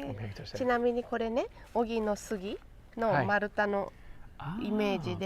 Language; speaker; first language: Japanese; native; Japanese